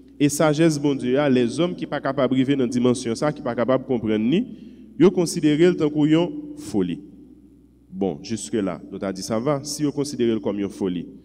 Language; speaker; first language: French; non-native, local second language; Haitian Creole